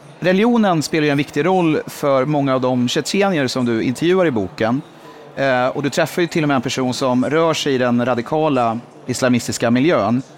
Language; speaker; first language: Swedish; native; Swedish